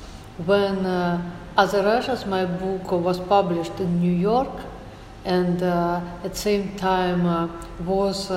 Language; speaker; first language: English; non-native, learner; Russian